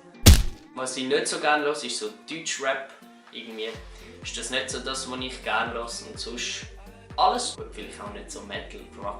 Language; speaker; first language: German; native; German